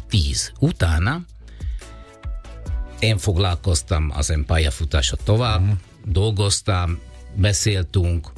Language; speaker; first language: Hungarian; non-native, learner; Italian